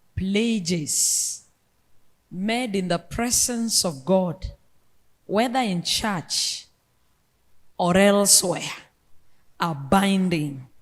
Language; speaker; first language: English; non-native, local second language; Luo (Kenya and Tanzania)